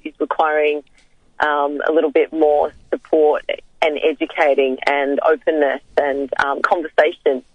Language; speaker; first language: English; native; English